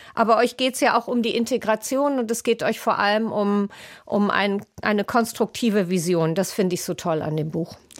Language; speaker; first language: German; native; German